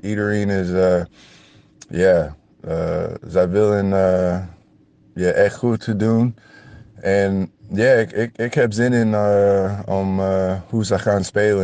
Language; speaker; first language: Dutch; non-native, learner; English